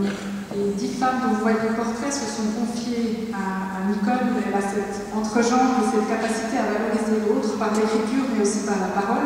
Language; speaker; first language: French; native; French